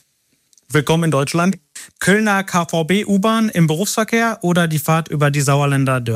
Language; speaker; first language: German; native; German